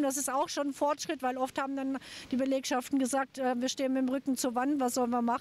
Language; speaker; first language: German; native; German